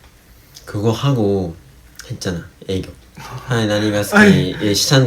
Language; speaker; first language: Korean; non-native, fluent; Japanese